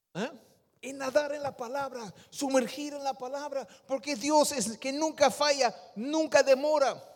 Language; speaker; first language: Spanish; non-native, fluent; Dutch